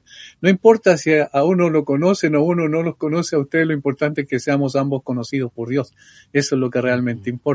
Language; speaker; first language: Spanish; native; Spanish